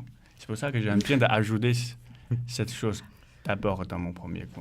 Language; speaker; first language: French; non-native, learner; Chinese